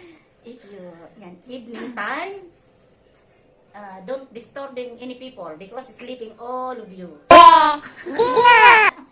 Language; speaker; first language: English; non-native, learner; Filipino